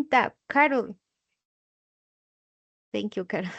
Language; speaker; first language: English; non-native, learner; Spanish